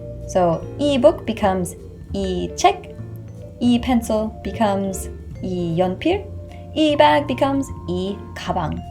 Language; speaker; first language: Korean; non-native, fluent; English